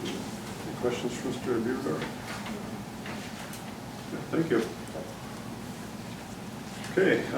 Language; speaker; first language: English; native; English